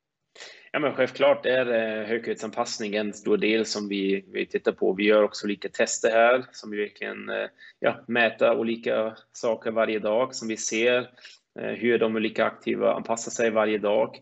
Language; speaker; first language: Swedish; non-native, fluent; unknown